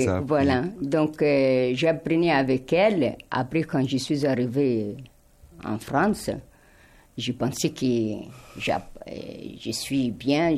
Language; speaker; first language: French; non-native, learner; Arabic